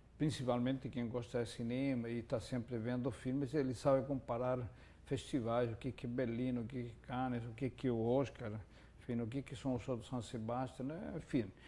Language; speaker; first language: Portuguese; non-native, fluent; Spanish